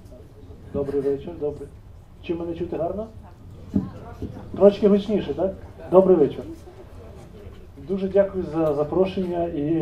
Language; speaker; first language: Ukrainian; native; Ukrainian